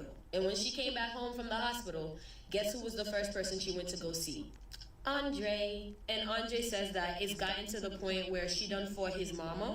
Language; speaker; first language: English; early bilingual, other home language; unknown